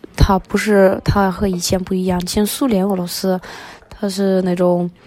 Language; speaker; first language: Chinese; early bilingual, other home language; Russian